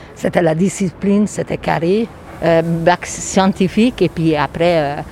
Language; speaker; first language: French; non-native, fluent; Hungarian